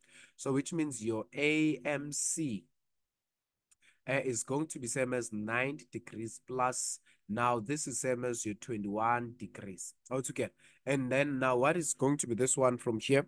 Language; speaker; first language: English; non-native, local second language; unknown